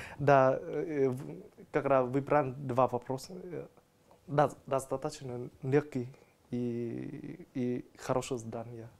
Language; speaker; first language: Russian; non-native, learner; Vietnamese